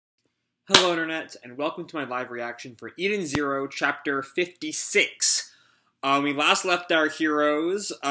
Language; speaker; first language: English; native; English